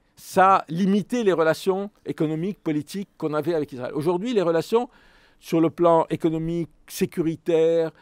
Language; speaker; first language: French; native; French